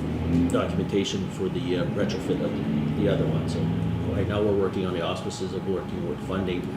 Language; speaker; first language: English; native; English